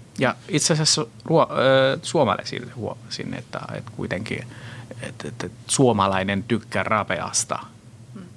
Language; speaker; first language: Finnish; non-native, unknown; Italian